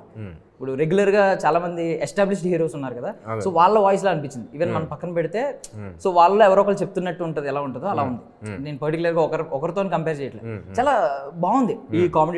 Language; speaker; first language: Telugu; native; Telugu